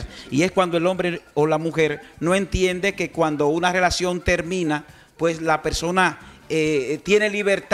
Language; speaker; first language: Spanish; native; Spanish